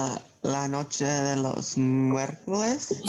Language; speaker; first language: Spanish; non-native, learner; English